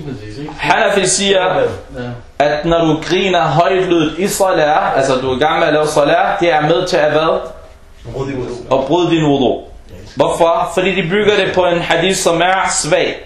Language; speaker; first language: Danish; non-native, fluent; Arabic